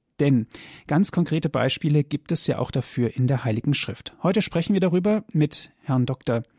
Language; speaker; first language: German; native; German